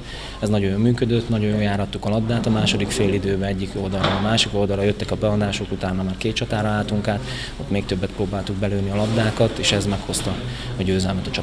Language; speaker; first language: Hungarian; native; Hungarian